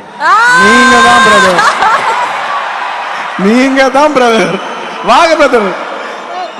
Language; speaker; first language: Tamil; non-native, local second language; Telugu